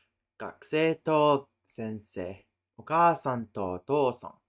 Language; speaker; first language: Japanese; non-native, fluent; English